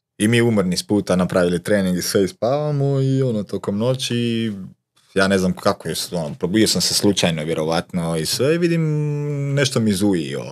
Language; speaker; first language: Croatian; non-native, local second language; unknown